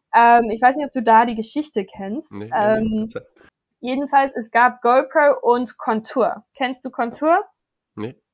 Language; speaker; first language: German; non-native, fluent; English